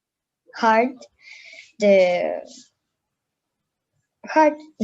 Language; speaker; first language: English; non-native, learner; Spanish